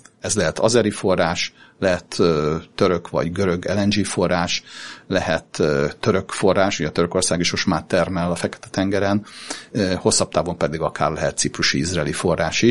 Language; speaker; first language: Hungarian; native; Hungarian